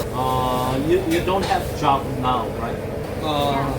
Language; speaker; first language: English; non-native, learner; Korean